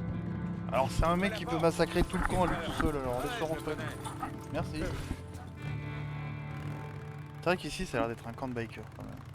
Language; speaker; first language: French; native; French